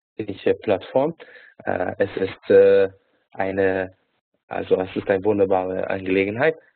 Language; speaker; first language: German; non-native, fluent; Hungarian